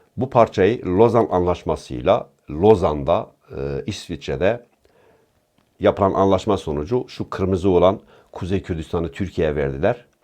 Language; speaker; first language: Turkish; non-native, local second language; Kurdish